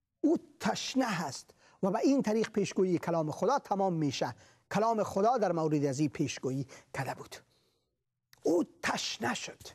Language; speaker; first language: Persian; native; Persian